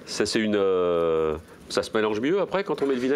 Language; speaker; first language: French; native; French